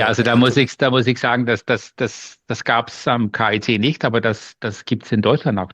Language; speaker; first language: German; non-native, learner; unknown